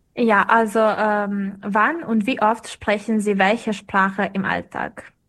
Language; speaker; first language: German; non-native, fluent; Serbian